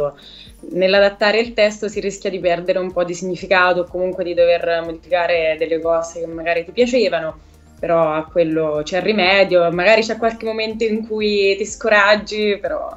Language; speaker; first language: Italian; native; Italian